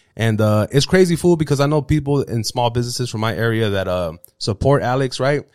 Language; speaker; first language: English; early bilingual, other home language; Spanish